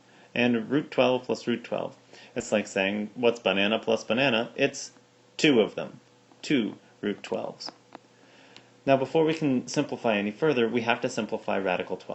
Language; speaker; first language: English; native; English